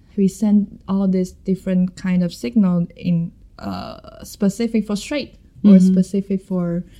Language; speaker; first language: English; non-native, fluent; Chinese